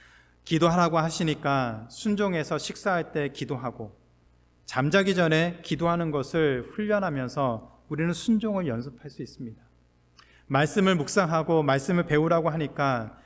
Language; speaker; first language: Korean; native; Korean